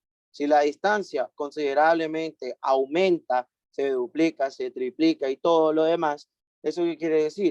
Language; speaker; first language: Spanish; native; Spanish